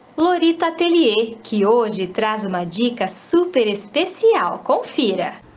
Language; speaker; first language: Portuguese; native; Portuguese